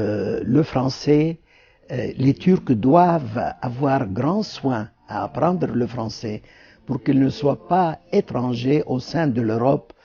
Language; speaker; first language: French; non-native, fluent; Turkish